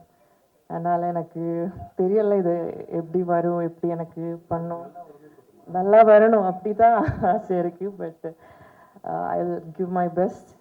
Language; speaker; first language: Tamil; non-native, learner; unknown